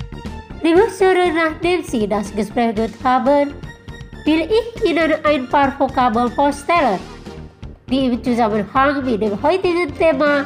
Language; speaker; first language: German; non-native, fluent; Indonesian